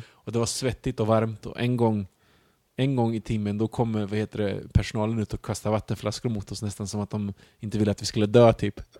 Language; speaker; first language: Swedish; early bilingual, other home language; Bosnian